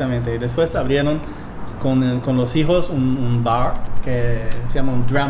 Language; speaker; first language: Spanish; non-native, fluent; English